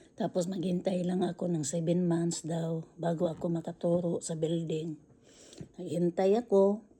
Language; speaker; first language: Filipino; non-native, local second language; Cebuano